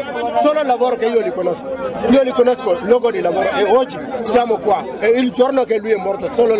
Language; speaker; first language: Italian; non-native, learner; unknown